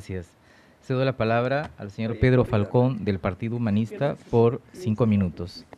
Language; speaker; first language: Spanish; native; Spanish